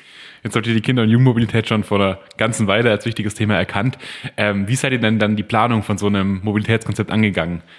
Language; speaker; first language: German; native; German